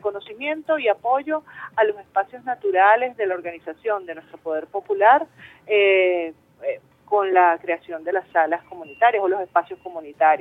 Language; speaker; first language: Spanish; native; Spanish